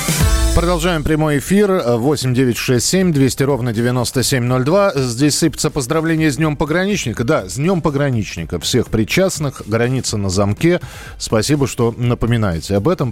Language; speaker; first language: Russian; native; Russian